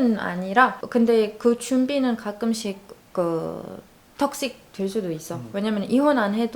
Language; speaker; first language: Korean; non-native, learner; Arabic